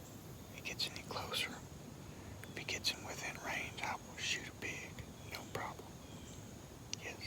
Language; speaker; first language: English; native; English